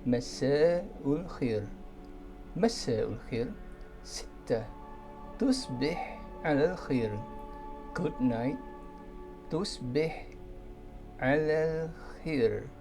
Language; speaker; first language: Arabic; non-native, fluent; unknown